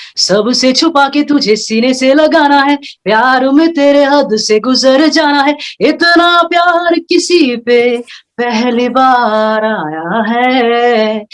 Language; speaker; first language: Hindi; non-native, local second language; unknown